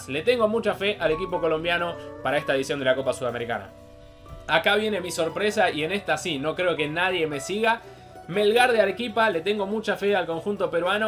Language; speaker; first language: Spanish; native; Spanish